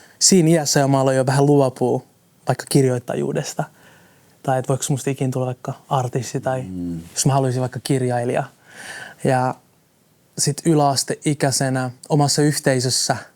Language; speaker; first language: Finnish; early bilingual, other home language; Somali